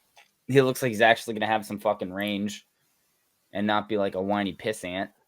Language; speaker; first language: English; native; English